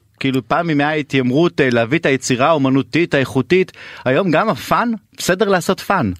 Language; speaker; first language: Hebrew; native; Hebrew